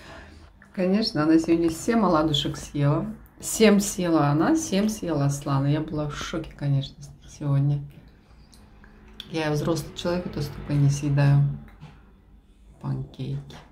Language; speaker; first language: Russian; native; Russian